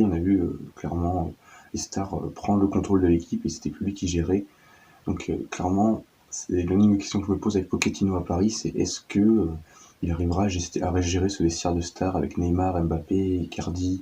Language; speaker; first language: French; native; French